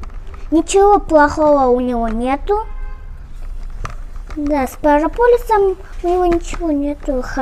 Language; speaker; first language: Russian; non-native, local second language; Kyrgyz